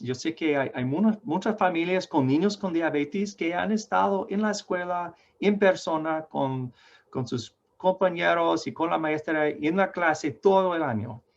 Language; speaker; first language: Spanish; non-native, fluent; English